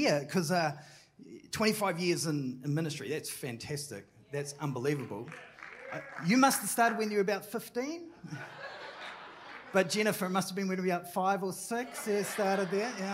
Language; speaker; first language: English; native; English